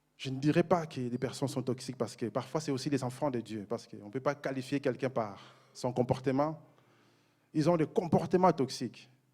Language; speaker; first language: French; non-native, local second language; Mossi